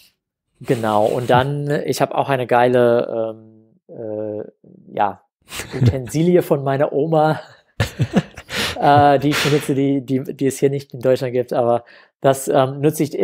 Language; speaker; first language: German; non-native, fluent; English